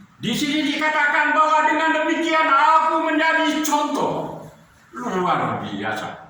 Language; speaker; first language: Indonesian; native; Indonesian